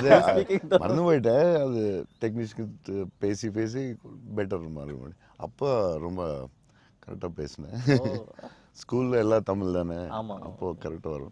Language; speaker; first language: Tamil; non-native, local second language; Telugu